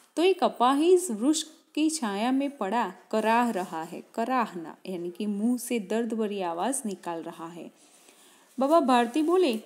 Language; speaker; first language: Hindi; non-native, local second language; Gujarati